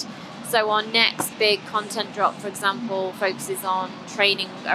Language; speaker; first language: English; native; English